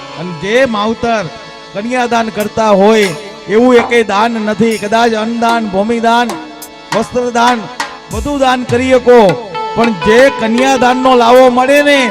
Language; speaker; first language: Gujarati; native; Gujarati